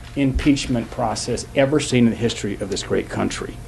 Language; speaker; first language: English; native; English